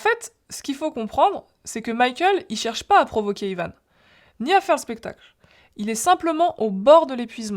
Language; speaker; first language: French; native; French